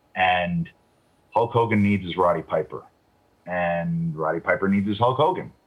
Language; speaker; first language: English; native; English